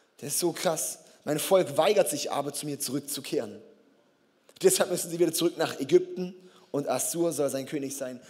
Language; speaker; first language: German; native; German